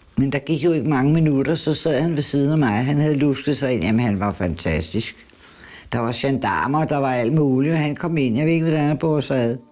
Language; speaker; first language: Danish; native; Danish